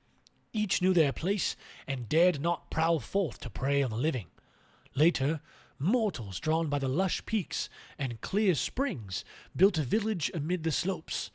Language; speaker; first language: English; native; English